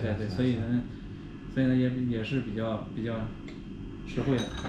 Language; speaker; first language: Chinese; native; Chinese